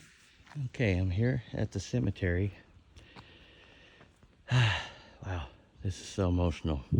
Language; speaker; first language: English; native; English